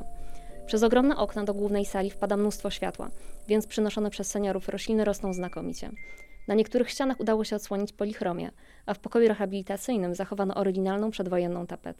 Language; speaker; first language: Polish; native; Polish